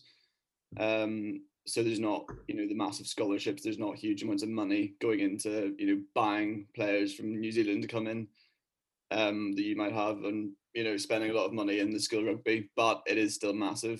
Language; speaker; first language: English; native; English